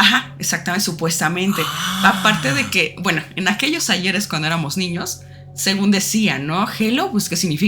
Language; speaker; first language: Spanish; native; Spanish